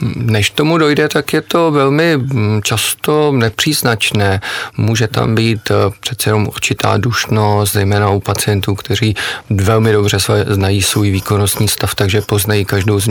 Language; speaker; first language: Czech; native; Czech